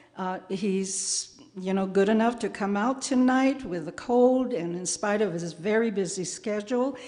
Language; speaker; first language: English; native; English